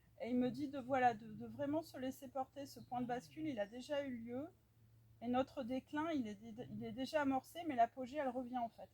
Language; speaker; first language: French; native; French